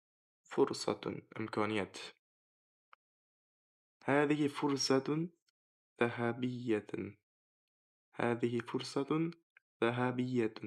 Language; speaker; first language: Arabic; non-native, fluent; Uzbek